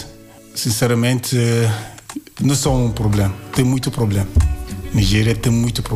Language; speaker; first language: Portuguese; non-native, learner; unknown